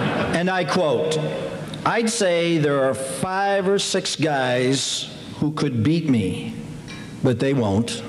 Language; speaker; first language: English; native; English